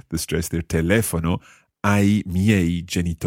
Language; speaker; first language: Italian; non-native, learner; English